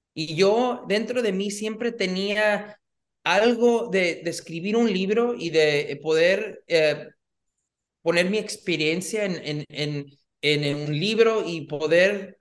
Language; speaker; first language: Spanish; early bilingual, heritage; Spanish